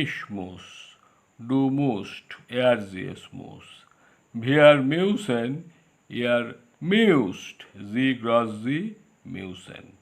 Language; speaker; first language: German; non-native, fluent; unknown